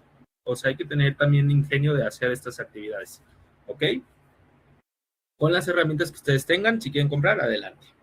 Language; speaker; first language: Spanish; native; Spanish